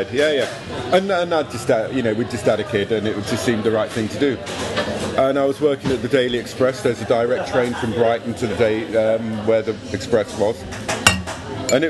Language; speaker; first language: English; native; English